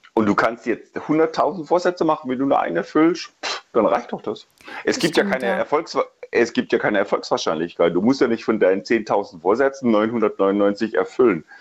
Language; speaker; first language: German; native; German